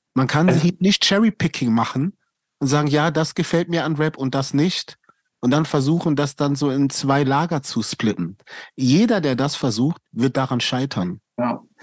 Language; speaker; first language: German; native; German